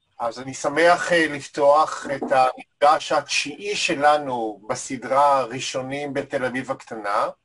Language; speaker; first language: Hebrew; native; Hebrew